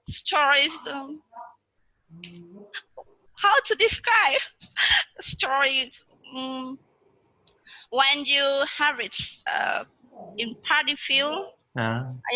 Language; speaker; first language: English; non-native, learner; Vietnamese